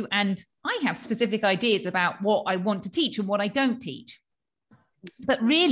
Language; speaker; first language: English; native; English